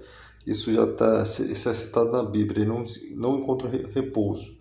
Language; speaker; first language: Portuguese; native; Portuguese